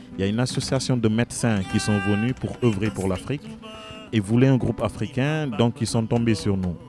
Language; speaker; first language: French; non-native, local second language; Wolof